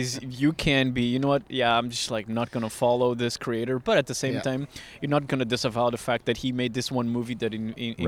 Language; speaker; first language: English; non-native, fluent; Portuguese